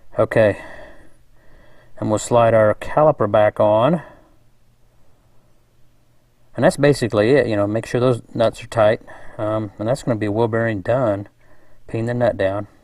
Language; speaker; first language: English; native; English